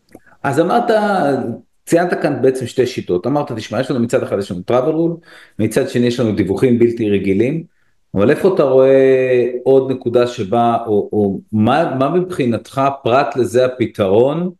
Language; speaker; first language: Hebrew; native; Hebrew